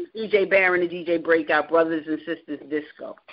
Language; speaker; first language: English; native; English